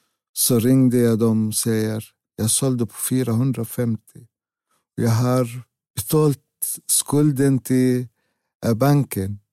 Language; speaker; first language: Swedish; non-native, learner; Arabic